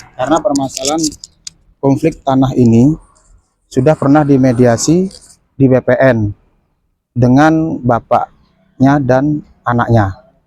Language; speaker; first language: Indonesian; native; Indonesian